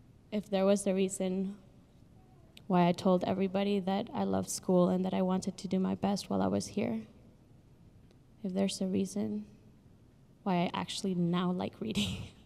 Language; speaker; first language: English; early bilingual, other home language; Spanish